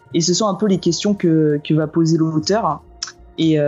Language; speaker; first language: French; native; French